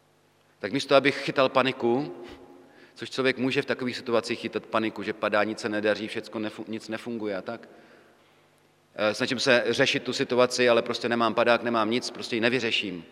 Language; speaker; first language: Czech; native; Czech